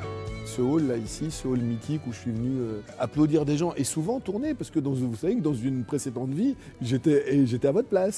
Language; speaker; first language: French; native; French